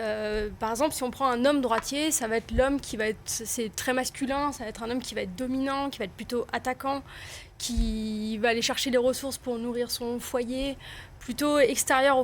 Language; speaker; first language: French; native; French